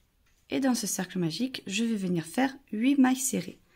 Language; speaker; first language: French; native; French